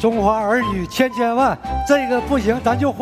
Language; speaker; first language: Chinese; native; Chinese